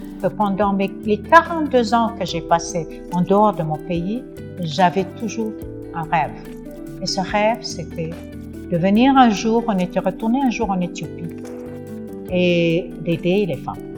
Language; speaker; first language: French; non-native, fluent; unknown